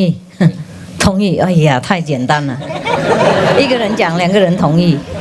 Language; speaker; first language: Chinese; non-native, fluent; Vietnamese